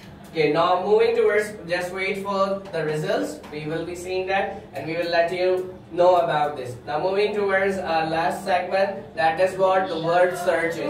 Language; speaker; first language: English; non-native, local second language; Urdu